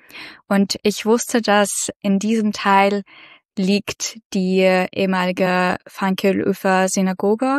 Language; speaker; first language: German; non-native, fluent; Russian